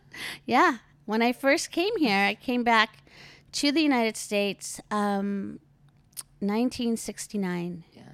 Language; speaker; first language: English; early bilingual, other home language; Filipino